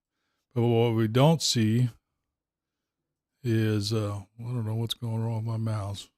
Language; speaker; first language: English; native; English